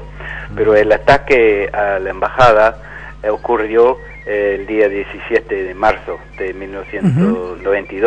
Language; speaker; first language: Spanish; non-native, fluent; English